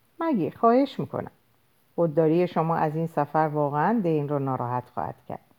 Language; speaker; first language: Persian; native; Persian